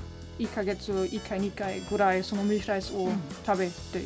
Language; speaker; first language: Japanese; non-native, learner; German